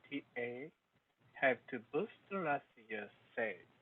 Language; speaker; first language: English; non-native, learner; Korean